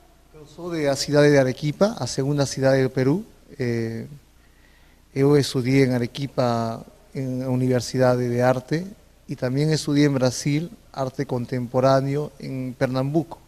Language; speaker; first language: Portuguese; non-native, fluent; Spanish